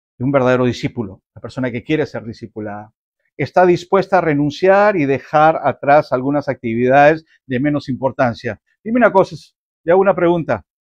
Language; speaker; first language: Spanish; native; Spanish